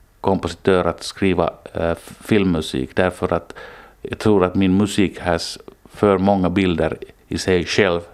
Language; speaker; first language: Swedish; non-native, local second language; Finnish